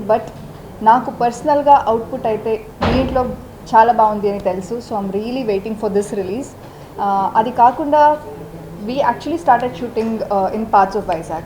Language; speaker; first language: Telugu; non-native, fluent; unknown